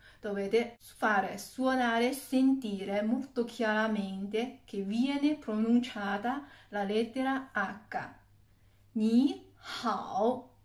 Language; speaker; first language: Italian; non-native, fluent; Chinese